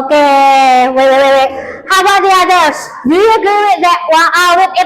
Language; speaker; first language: English; non-native, fluent; Indonesian